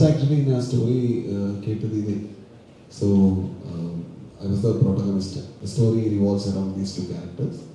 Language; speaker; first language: Malayalam; non-native, learner; Kannada